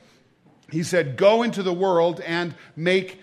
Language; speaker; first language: English; native; English